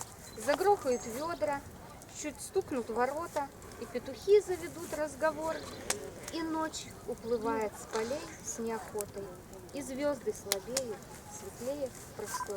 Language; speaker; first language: Russian; native; Russian